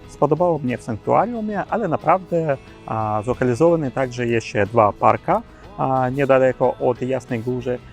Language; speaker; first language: Polish; non-native, learner; Ukrainian